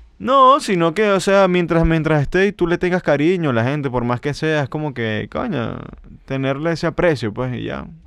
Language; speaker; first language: Spanish; native; Spanish